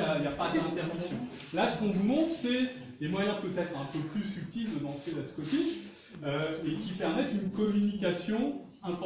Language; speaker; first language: French; native; French